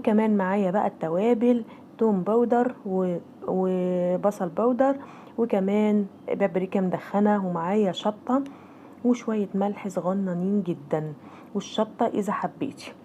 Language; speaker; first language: Arabic; native; Arabic